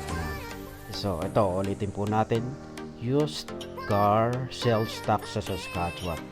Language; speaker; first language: Filipino; non-native, local second language; Bikol